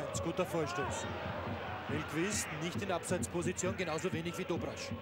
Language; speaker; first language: German; native; German